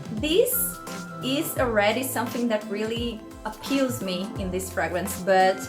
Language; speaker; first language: English; non-native, fluent; Portuguese